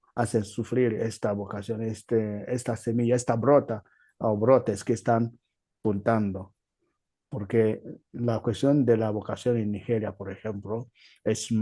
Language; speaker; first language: Spanish; non-native, learner; Igbo